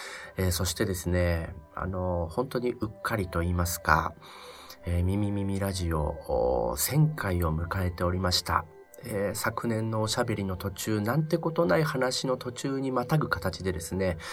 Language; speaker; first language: Japanese; native; Japanese